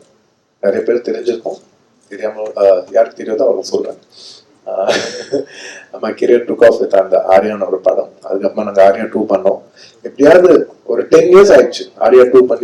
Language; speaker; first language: Tamil; non-native, local second language; Telugu